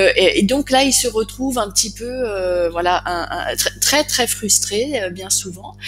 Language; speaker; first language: French; native; French